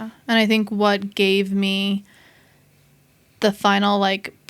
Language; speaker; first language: English; native; English